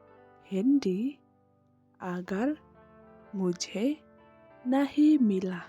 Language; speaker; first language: Hindi; non-native, local second language; Khasi